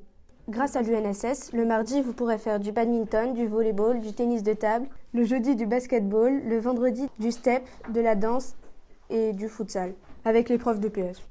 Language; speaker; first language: French; native; French